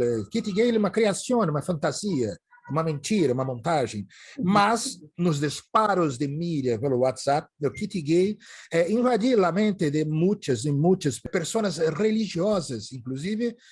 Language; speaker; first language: Portuguese; native; Portuguese